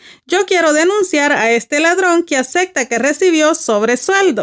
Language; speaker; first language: Spanish; native; Spanish